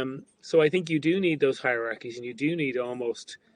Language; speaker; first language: English; native; English